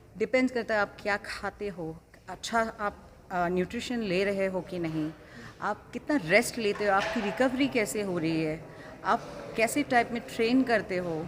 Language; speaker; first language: Hindi; non-native, local second language; Assamese